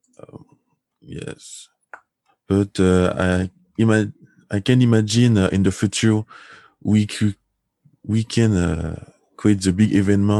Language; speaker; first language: English; non-native, learner; French